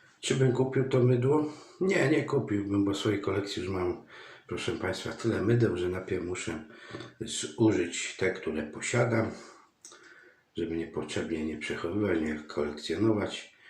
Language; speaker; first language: Polish; native; Polish